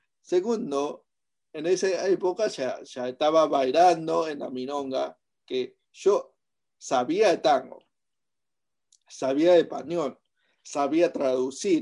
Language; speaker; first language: Spanish; non-native, fluent; Chinese